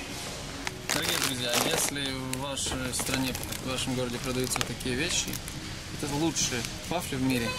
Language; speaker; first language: Russian; native; Russian